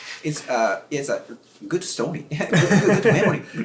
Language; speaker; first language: English; non-native, learner; Japanese